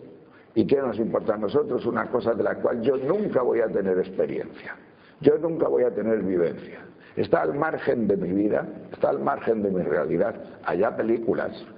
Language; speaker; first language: Spanish; native; Spanish